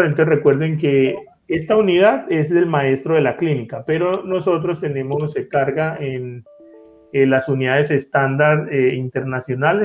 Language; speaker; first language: Spanish; native; Spanish